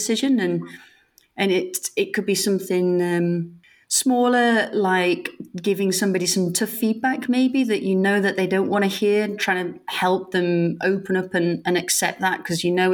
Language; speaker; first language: English; native; English